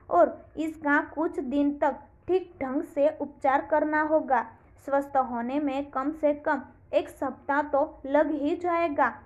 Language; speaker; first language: Hindi; non-native, local second language; Gujarati